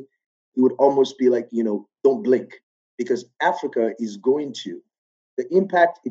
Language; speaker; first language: English; non-native, local second language; Yoruba